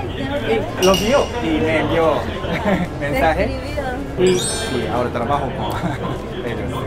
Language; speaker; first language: Spanish; non-native, learner; Japanese